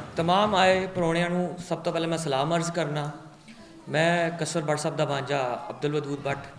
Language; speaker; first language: Punjabi; non-native, local second language; Urdu